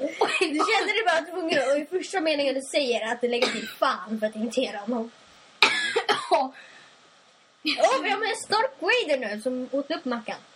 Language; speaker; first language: Swedish; native; Swedish